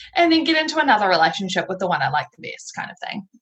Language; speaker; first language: English; native; English